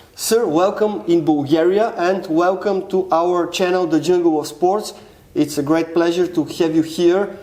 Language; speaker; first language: English; non-native, fluent; Bulgarian